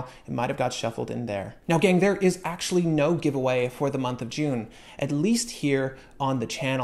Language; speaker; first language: English; native; English